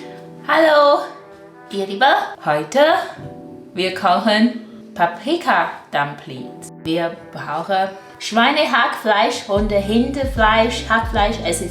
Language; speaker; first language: German; non-native, learner; Chinese